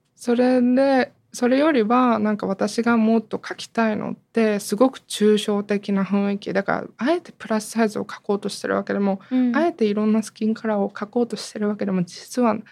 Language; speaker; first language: Japanese; native; Japanese